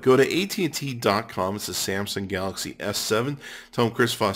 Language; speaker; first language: English; native; English